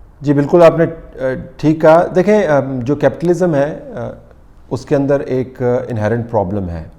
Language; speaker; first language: Urdu; native; Urdu